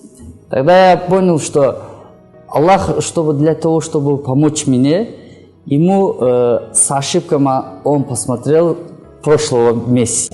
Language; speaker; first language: Russian; non-native, learner; Kyrgyz